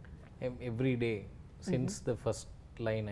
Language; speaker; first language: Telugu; non-native, learner; Tamil